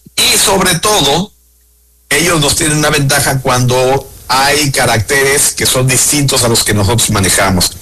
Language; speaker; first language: Spanish; native; Spanish